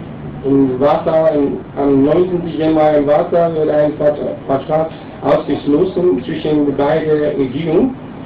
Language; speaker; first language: German; non-native, learner; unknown